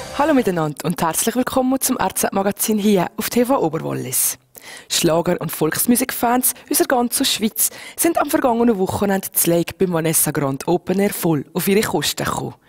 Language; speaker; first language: German; native; German